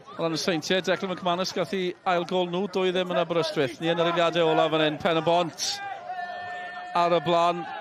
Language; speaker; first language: Welsh; native; Welsh